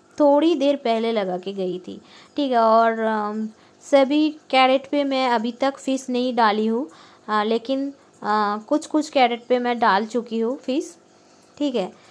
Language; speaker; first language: Hindi; non-native, local second language; Bangla